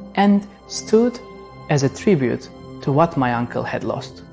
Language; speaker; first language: English; non-native, fluent; Turkish